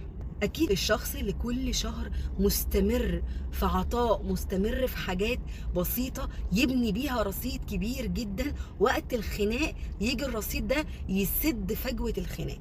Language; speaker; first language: Arabic; native; Arabic